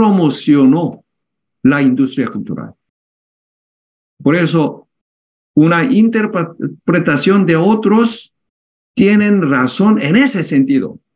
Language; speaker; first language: Spanish; non-native, fluent; Korean